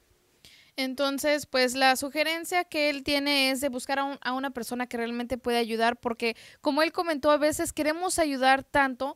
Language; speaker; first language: Spanish; native; Spanish